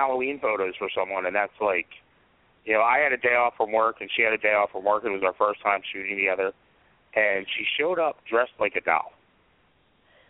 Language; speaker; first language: English; native; English